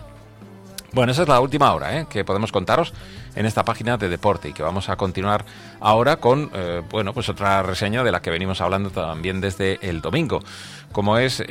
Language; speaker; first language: Spanish; native; Spanish